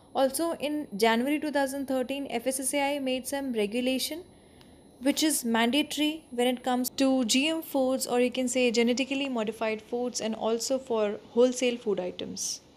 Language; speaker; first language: English; non-native, local second language; Hindi